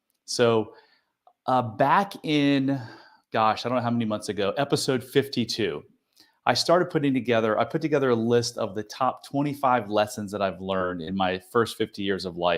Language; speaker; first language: English; native; English